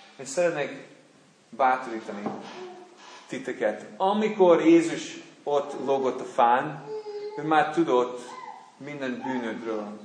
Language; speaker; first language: Hungarian; non-native, fluent; English